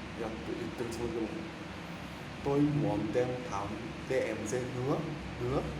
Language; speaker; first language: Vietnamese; non-native, learner; Japanese